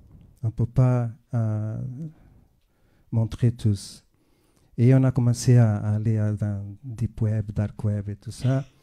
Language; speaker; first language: French; non-native, fluent; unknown